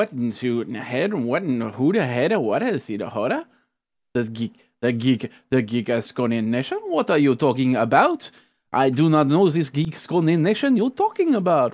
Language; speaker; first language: English; native; English